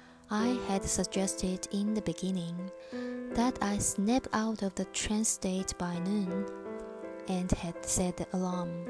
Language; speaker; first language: English; non-native, fluent; Chinese